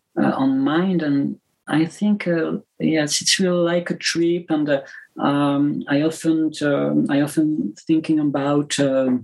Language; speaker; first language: English; non-native, learner; French